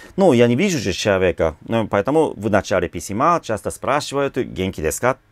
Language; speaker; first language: Russian; non-native, fluent; Japanese